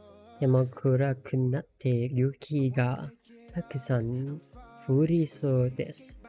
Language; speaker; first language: Japanese; non-native, learner; English